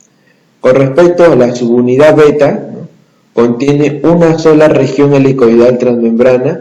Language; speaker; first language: Spanish; native; Spanish